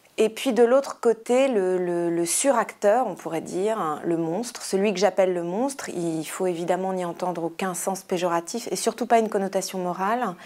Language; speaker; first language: French; native; French